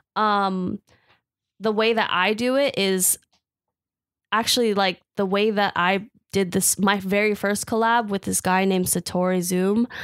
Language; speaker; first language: English; native; English